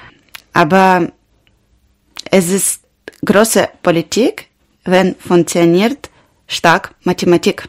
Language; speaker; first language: German; non-native, learner; Ukrainian